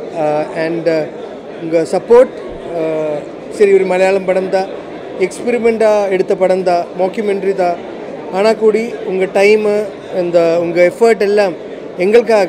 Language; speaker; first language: Tamil; non-native, learner; Malayalam